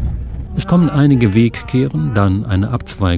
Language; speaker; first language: German; native; German